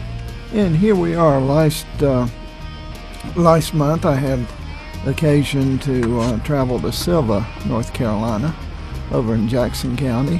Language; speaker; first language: English; native; English